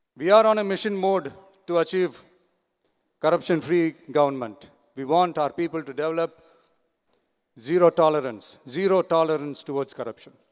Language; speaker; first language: English; non-native, local second language; Tamil